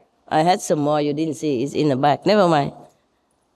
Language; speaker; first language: English; non-native, fluent; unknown